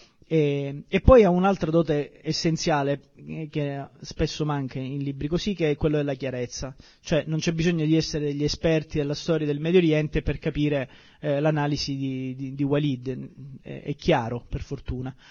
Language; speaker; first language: Italian; native; Italian